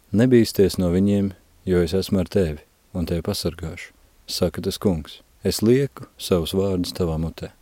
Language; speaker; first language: Latvian; native; Latvian